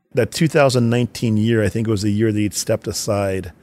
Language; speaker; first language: English; native; English